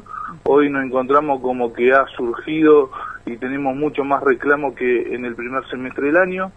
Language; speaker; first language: Spanish; native; Spanish